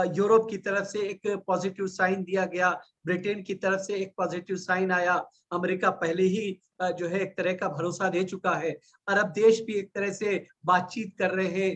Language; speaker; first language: Hindi; native; Hindi